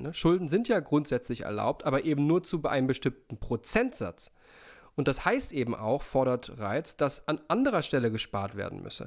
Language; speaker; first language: German; native; German